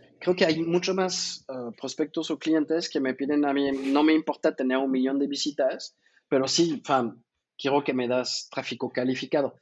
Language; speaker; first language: Spanish; non-native, fluent; French